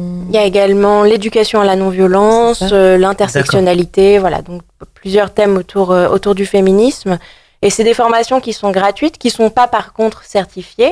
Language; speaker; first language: French; native; French